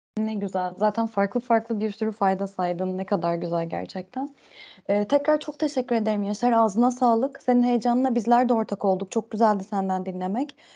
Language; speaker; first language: Turkish; native; Turkish